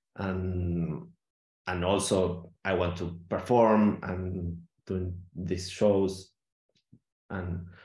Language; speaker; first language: English; non-native, fluent; Spanish